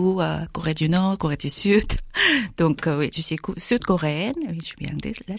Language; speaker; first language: French; non-native, learner; Korean